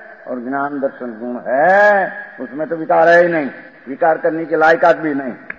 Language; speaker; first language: Hindi; non-native, local second language; Gujarati